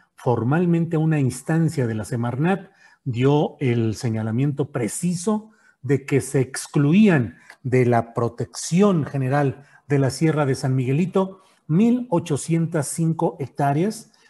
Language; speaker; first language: Spanish; native; Spanish